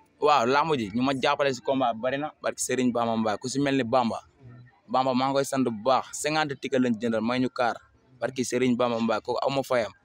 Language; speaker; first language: Wolof; native; Wolof